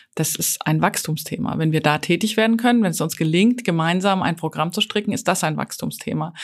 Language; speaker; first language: German; native; German